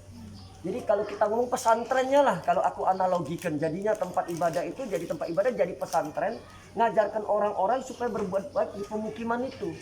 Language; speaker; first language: Indonesian; native; Indonesian